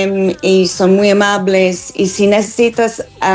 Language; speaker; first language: Spanish; non-native, fluent; English